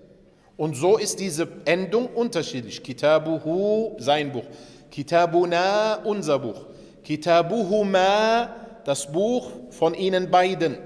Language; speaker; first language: German; early bilingual, other home language; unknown